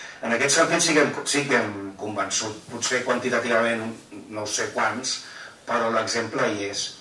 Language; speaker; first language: Catalan; non-native, local second language; Spanish